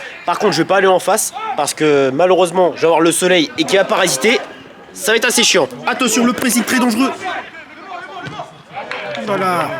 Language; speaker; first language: French; native; French